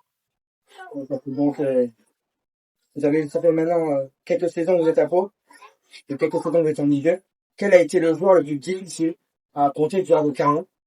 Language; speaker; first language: French; native; French